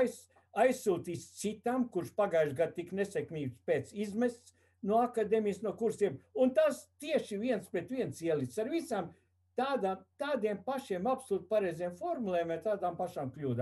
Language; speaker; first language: Latvian; native; Latvian